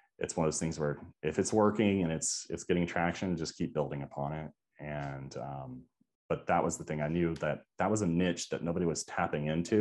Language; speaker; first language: English; native; English